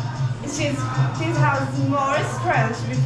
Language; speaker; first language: English; non-native, learner; Portuguese